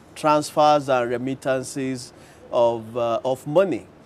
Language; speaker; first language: English; non-native, local second language; Yoruba